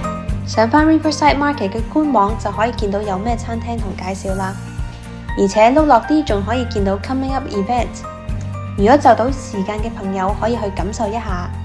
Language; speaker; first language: Chinese; native; Chinese